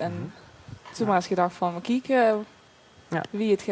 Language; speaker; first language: Dutch; native; Dutch